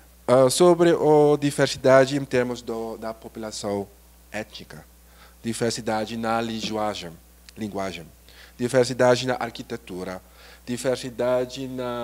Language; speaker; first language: Portuguese; non-native, learner; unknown